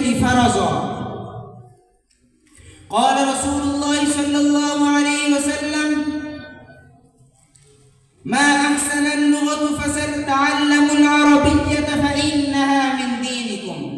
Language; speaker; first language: Arabic; non-native, learner; Urdu